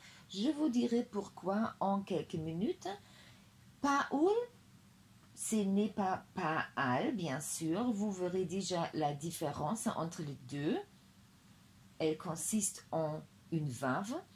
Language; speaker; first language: French; non-native, fluent; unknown